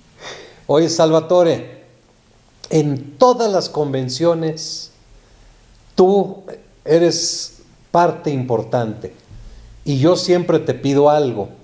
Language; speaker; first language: Spanish; native; Spanish